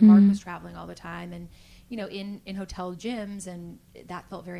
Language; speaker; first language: English; native; English